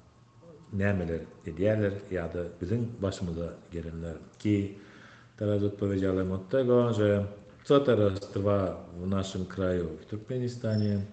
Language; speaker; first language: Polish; non-native, fluent; Turkmen